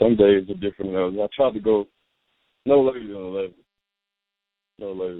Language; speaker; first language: English; native; English